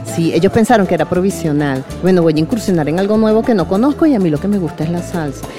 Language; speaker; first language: Spanish; native; Spanish